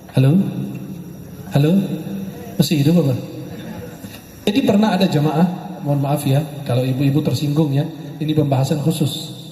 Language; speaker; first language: Indonesian; non-native, fluent; Arabic